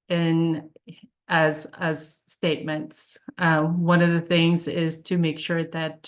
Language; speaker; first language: English; early bilingual, other home language; Korean